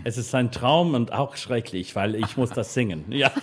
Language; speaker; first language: German; non-native, fluent; English